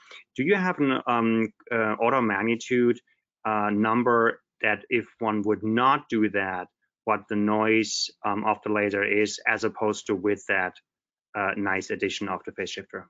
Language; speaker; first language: English; non-native, fluent; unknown